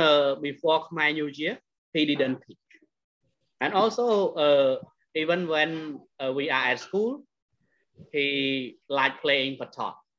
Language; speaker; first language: English; non-native, fluent; Khmer